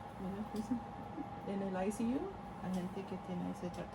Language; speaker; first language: Spanish; early bilingual, heritage; Spanish